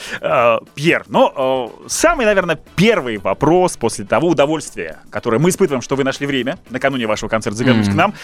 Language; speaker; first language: Russian; native; Russian